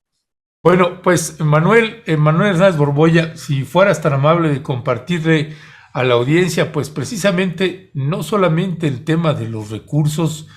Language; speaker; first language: Spanish; native; Spanish